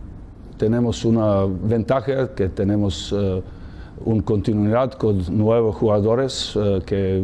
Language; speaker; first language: Spanish; non-native, learner; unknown